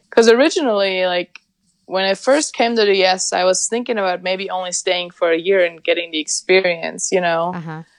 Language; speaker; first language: English; non-native, fluent; German